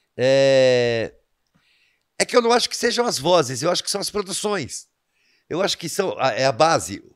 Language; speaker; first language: Portuguese; native; Portuguese